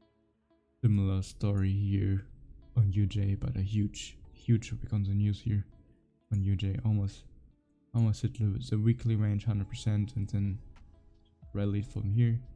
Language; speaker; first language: English; non-native, fluent; German